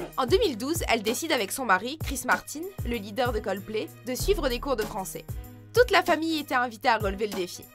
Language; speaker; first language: French; native; French